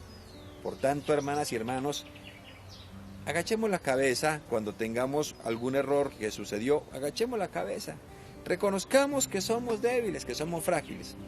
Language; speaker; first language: Spanish; native; Spanish